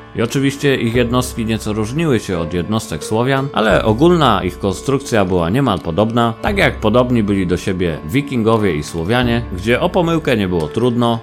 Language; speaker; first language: Polish; native; Polish